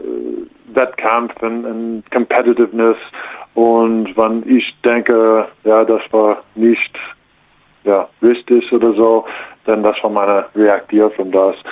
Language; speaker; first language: German; non-native, learner; English